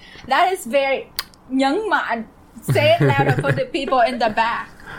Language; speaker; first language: English; early bilingual, other home language; Vietnamese